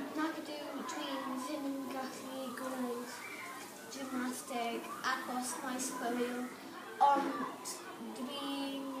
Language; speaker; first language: Welsh; non-native, local second language; English